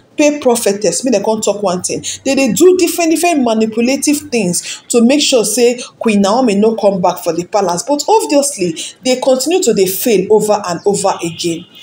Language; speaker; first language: Nigerian Pidgin; non-native, local second language; Yoruba